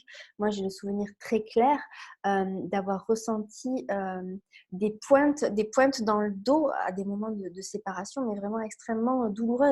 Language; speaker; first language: French; native; French